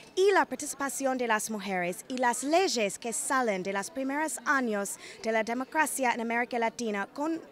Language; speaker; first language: Spanish; non-native, fluent; English